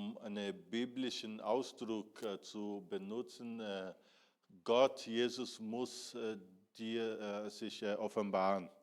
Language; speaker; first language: German; non-native, fluent; Portuguese